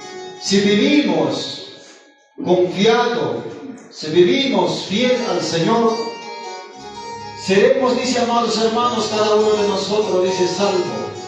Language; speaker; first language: Spanish; non-native, local second language; Quechua